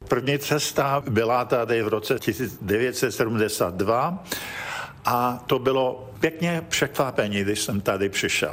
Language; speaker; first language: Czech; early bilingual, heritage; Czech